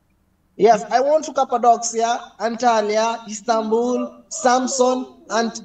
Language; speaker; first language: English; non-native, learner; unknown